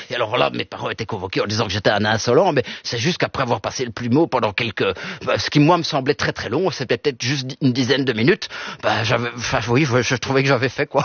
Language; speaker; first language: French; early bilingual, other home language; Italian